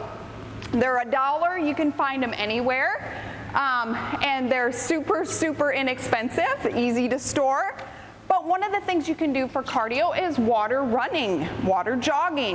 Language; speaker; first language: English; native; English